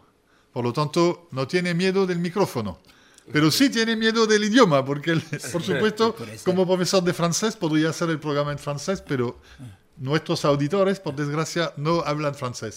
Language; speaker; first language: Spanish; native; Spanish